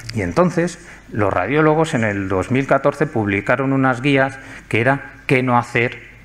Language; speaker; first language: Spanish; native; Spanish